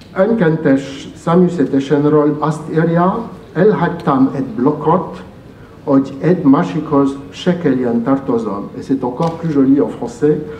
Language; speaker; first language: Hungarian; non-native, fluent; French